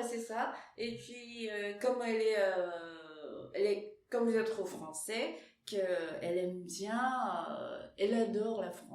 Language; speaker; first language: French; non-native, fluent; Japanese